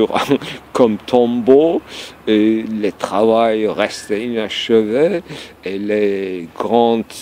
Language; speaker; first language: French; non-native, fluent; Turkish